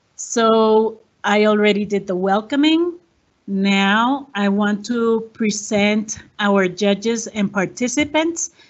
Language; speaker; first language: English; non-native, fluent; Spanish